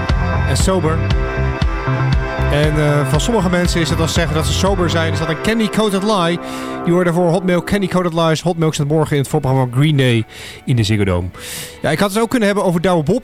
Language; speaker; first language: Dutch; native; Dutch